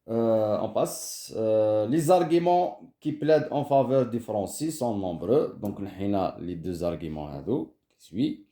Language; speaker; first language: French; non-native, local second language; Arabic